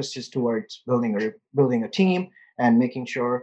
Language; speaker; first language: English; non-native, local second language; Urdu